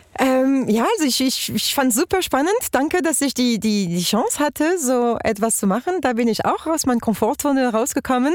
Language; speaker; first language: German; non-native, fluent; French